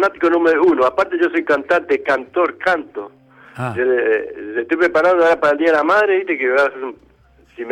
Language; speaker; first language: Spanish; native; Spanish